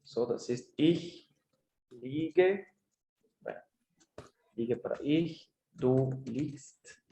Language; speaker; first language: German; non-native, fluent; Spanish